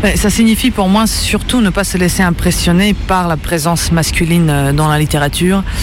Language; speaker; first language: French; early bilingual, other home language; Serbian